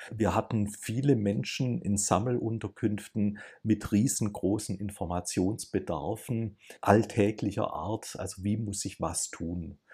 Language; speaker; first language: German; native; German